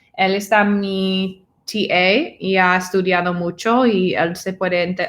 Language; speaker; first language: Spanish; non-native, fluent; English